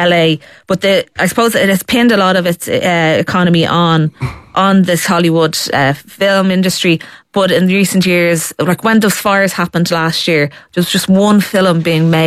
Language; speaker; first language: English; native; English